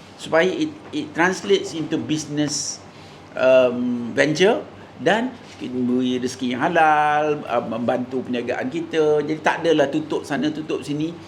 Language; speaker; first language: Malay; native; Malay